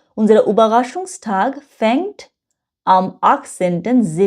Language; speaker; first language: German; non-native, learner; Bangla